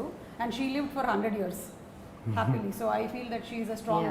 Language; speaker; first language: Telugu; native; Telugu